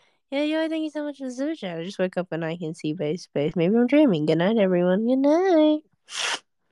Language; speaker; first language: English; native; English